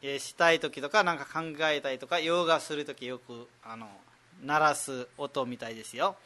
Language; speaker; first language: Japanese; non-native, fluent; Nepali